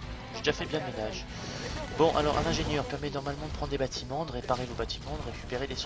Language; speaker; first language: French; native; French